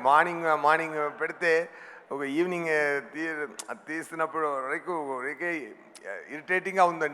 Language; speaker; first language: Telugu; non-native, learner; Tamil